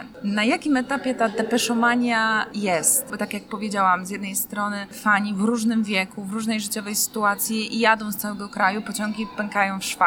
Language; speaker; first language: Polish; native; Polish